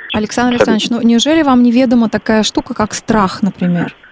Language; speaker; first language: Russian; native; Russian